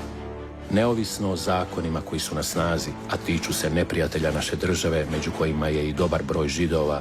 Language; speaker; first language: Croatian; native; Croatian